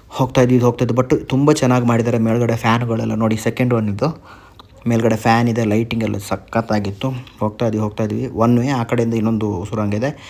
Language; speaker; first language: Kannada; non-native, local second language; Tulu